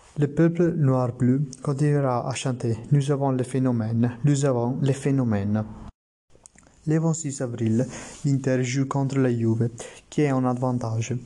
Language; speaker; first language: French; non-native, learner; Italian